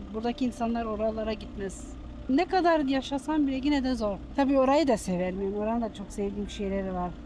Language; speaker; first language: Turkish; early bilingual, heritage; Turkish